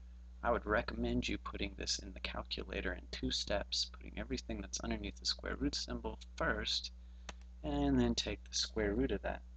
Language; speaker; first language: English; native; English